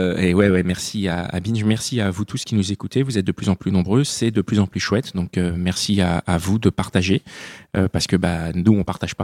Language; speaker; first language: French; native; French